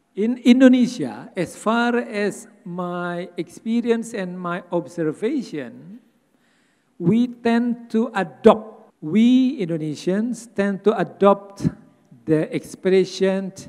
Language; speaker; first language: English; non-native, fluent; Indonesian